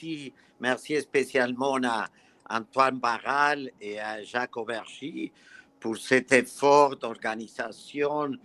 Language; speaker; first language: French; non-native, fluent; Spanish